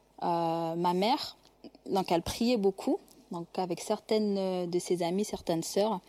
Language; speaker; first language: French; non-native, local second language; Kinyarwanda